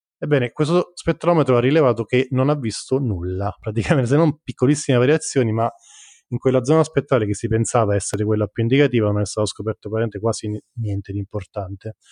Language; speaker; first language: Italian; native; Italian